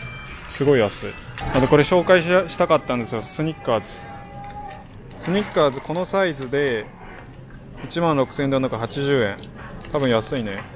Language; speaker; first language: Japanese; native; Japanese